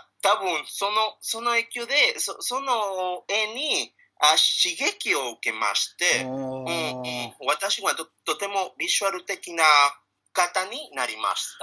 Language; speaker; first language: Japanese; non-native, learner; Spanish